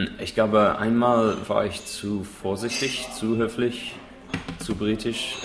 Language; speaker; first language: German; non-native, fluent; English